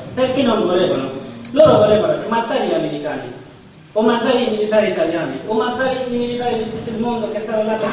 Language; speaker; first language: Italian; non-native, learner; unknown